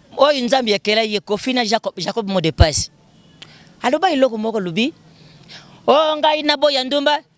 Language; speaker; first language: Lingala; non-native, local second language; Kituba (Democratic Republic of Congo)